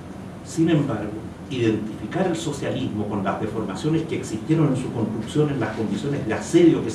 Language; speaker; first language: Spanish; native; Spanish